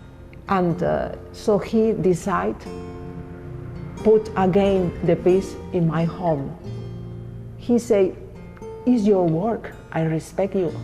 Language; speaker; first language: English; non-native, fluent; Spanish